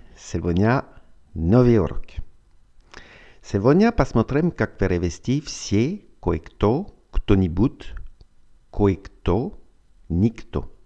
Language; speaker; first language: Russian; non-native, fluent; French